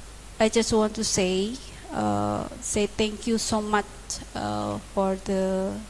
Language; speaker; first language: English; non-native, learner; Indonesian